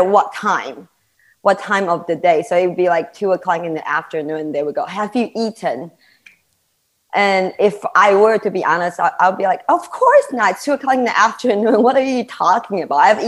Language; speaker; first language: English; non-native, fluent; Chinese